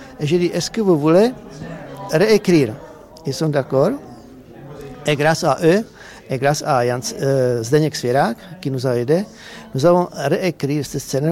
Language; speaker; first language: French; non-native, learner; Czech